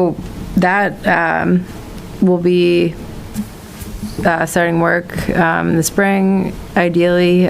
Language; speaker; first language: English; native; English